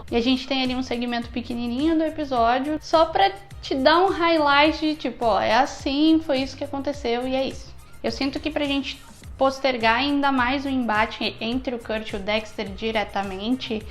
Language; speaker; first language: Portuguese; native; Portuguese